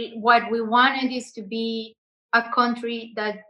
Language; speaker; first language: English; non-native, learner; Spanish